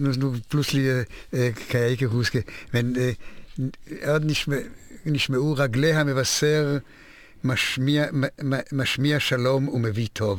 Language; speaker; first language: Danish; non-native, fluent; Hebrew